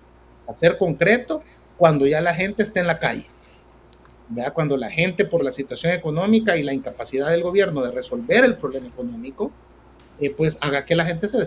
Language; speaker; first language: Spanish; native; Spanish